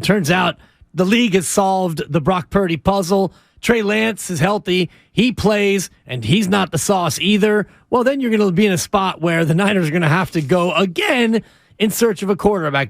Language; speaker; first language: English; native; English